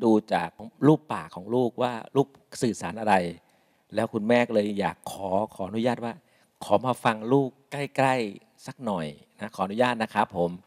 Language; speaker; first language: Thai; native; Thai